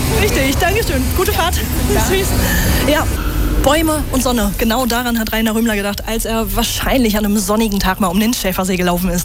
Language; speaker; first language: German; native; German